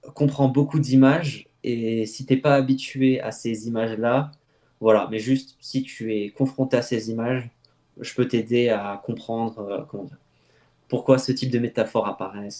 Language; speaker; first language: French; native; French